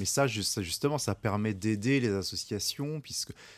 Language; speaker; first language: French; native; French